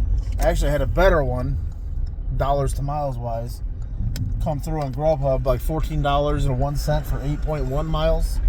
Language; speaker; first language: English; native; English